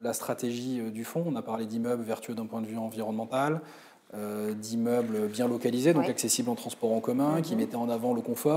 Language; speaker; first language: French; native; French